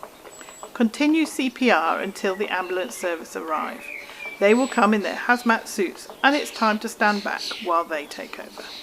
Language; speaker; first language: English; native; English